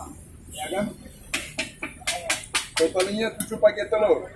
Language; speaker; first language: Indonesian; non-native, fluent; Turkish